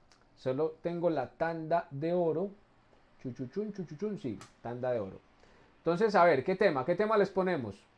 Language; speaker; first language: Spanish; native; Spanish